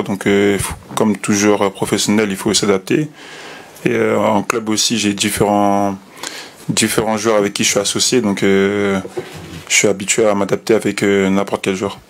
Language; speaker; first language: French; native; French